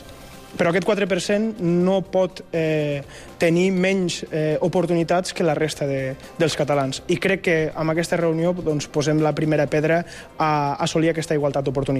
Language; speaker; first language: Catalan; native; Catalan